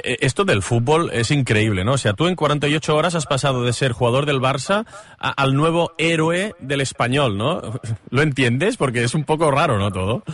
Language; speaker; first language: Spanish; native; Spanish